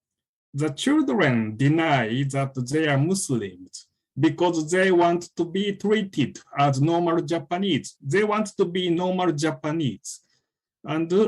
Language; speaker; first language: English; non-native, fluent; Japanese